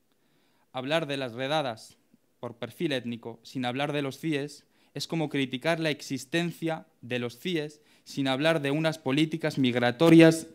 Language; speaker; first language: Spanish; native; Spanish